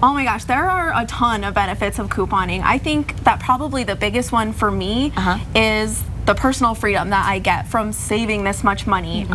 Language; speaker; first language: English; native; English